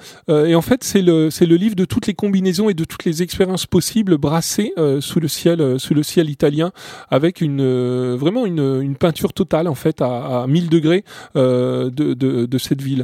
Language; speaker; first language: French; native; French